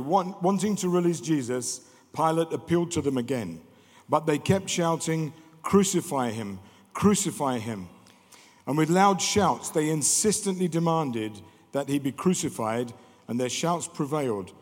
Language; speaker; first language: English; native; English